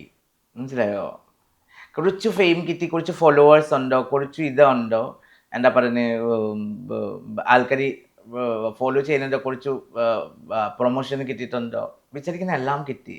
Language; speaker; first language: Malayalam; non-native, local second language; Assamese